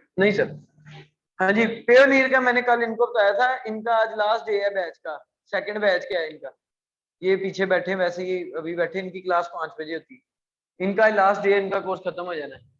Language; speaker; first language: Urdu; non-native, local second language; Punjabi